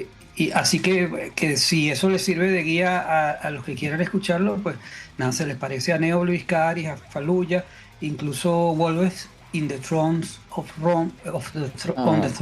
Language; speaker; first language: Spanish; native; Spanish